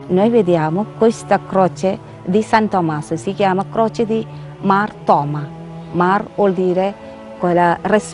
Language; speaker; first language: Italian; non-native, learner; Malayalam